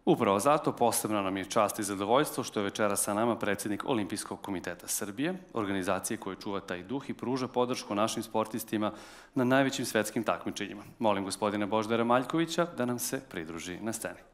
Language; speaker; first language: Serbian; native; Serbian